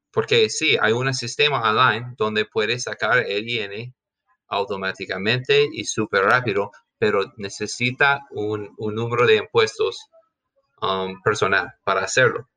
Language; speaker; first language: Spanish; non-native, fluent; English